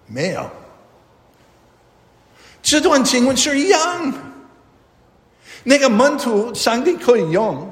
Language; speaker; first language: Chinese; non-native, fluent; English